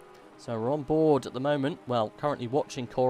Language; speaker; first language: English; native; English